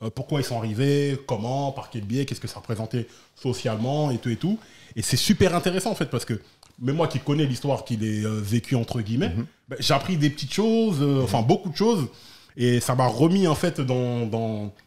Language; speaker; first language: French; native; French